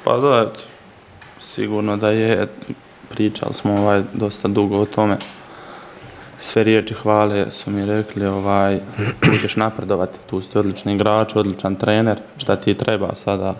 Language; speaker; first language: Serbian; early bilingual, heritage; Croatian